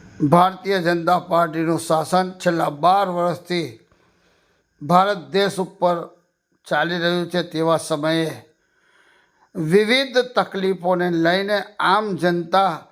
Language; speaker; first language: Gujarati; native; Gujarati